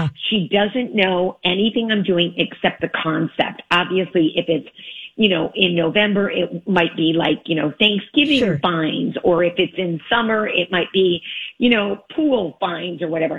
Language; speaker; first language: English; native; English